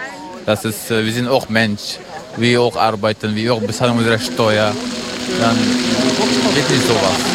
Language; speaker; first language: German; non-native, learner; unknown